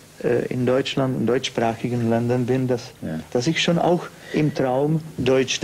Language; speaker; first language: German; non-native, fluent; Czech